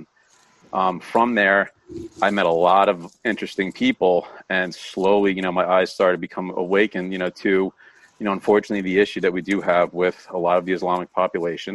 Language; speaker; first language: English; native; English